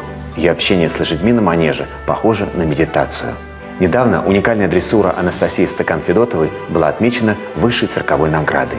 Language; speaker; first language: Russian; native; Russian